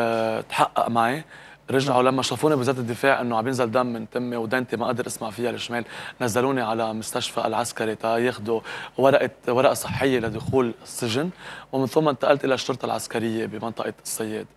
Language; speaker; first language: Arabic; native; Arabic